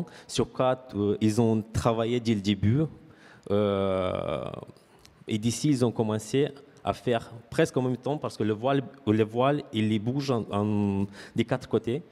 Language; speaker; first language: French; non-native, fluent; Romanian